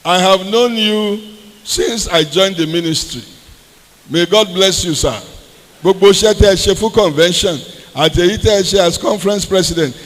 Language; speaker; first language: English; non-native, local second language; Yoruba